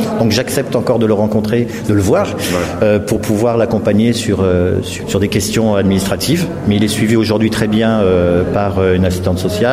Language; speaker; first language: French; native; French